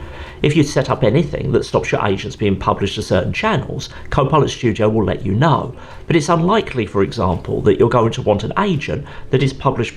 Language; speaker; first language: English; native; English